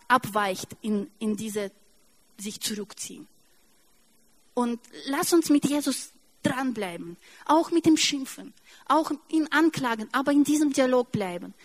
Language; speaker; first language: German; non-native, fluent; Russian